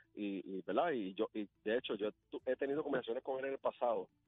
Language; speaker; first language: Spanish; native; Spanish